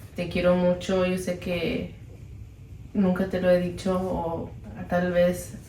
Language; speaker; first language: Spanish; early bilingual, other home language; English